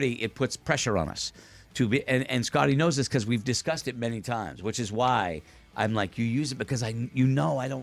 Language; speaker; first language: English; native; English